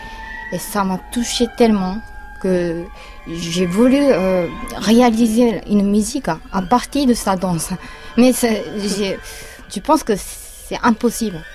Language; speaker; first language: French; non-native, fluent; Japanese